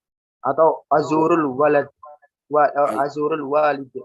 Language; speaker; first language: Arabic; non-native, fluent; Indonesian